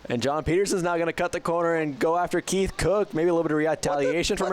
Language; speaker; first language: English; native; English